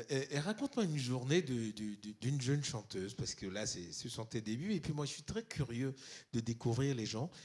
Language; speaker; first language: French; native; French